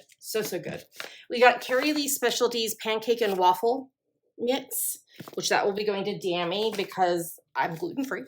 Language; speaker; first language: English; native; English